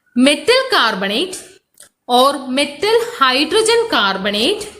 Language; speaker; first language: English; non-native, local second language; Malayalam